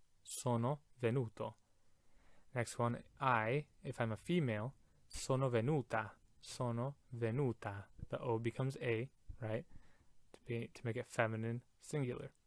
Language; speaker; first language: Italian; non-native, fluent; English